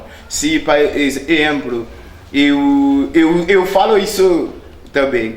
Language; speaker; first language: Portuguese; non-native, learner; Haitian Creole